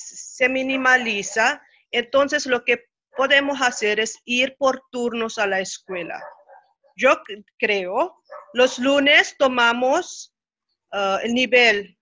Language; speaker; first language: Spanish; non-native, fluent; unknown